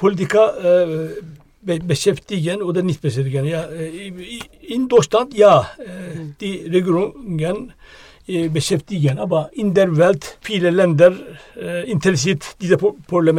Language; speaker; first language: German; non-native, learner; Turkish